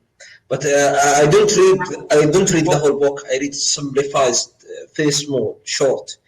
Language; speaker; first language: English; non-native, learner; Arabic